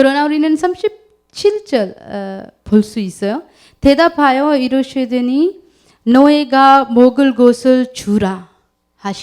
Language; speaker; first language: Korean; non-native, learner; Urdu